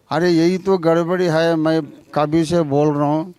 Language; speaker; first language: Hindi; non-native, local second language; Telugu